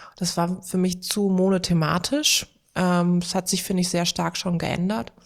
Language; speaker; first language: German; early bilingual, other home language; Turkish